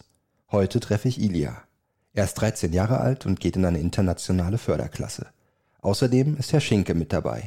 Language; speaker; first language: German; native; German